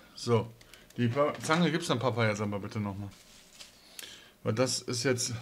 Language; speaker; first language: German; native; German